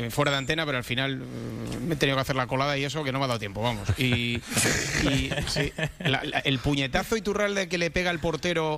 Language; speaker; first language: Spanish; native; Spanish